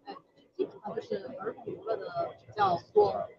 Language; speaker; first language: Chinese; native; Chinese